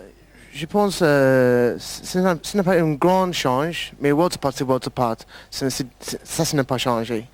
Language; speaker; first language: French; non-native, learner; English